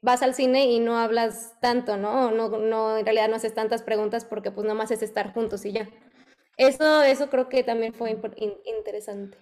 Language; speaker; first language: Spanish; native; Spanish